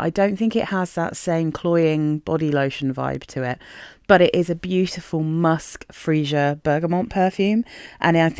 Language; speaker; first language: English; native; English